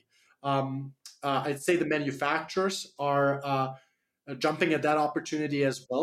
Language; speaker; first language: English; non-native, fluent; German